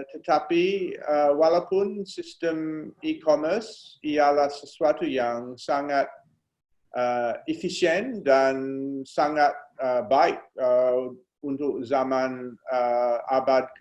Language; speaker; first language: Indonesian; non-native, fluent; English